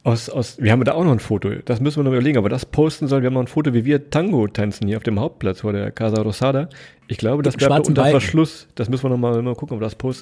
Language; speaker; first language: German; native; German